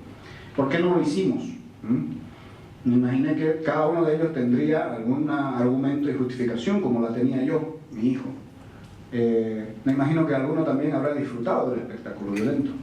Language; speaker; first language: Spanish; native; Spanish